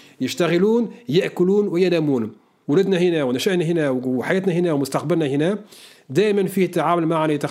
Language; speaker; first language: Arabic; early bilingual, heritage; Arabic